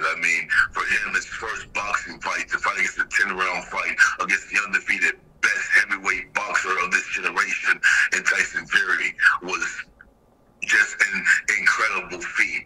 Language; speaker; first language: English; native; English